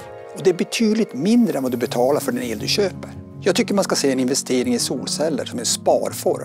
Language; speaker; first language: Swedish; native; Swedish